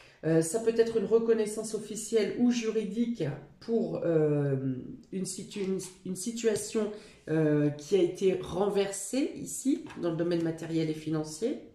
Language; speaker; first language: French; native; French